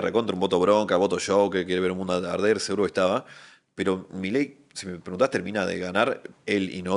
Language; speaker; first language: Spanish; native; Spanish